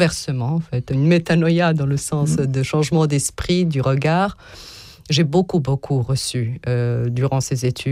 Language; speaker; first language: French; non-native, fluent; Serbian